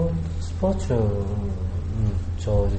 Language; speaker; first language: Japanese; non-native, learner; Korean